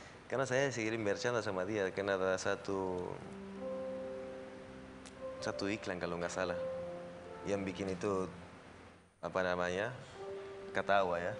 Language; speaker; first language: Indonesian; non-native, learner; Spanish